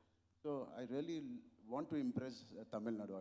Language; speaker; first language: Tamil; non-native, learner; Telugu